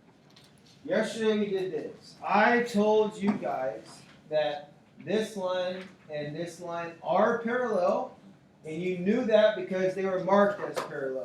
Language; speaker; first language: English; native; English